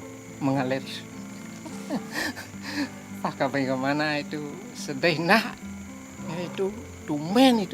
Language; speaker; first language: Indonesian; non-native, local second language; Balinese